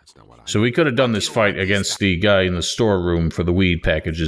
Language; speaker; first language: English; native; English